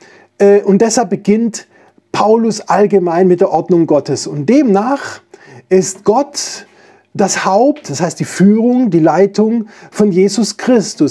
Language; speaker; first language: German; native; German